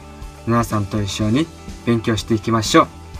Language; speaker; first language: Japanese; non-native, fluent; Mongolian